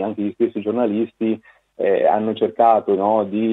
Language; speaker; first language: Italian; native; Italian